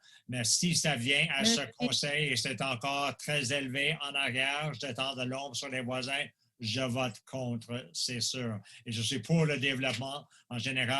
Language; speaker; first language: French; non-native, local second language; English